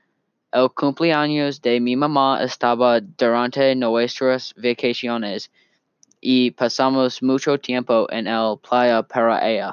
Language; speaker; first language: Spanish; non-native, learner; English